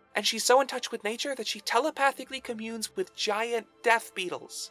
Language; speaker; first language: English; native; English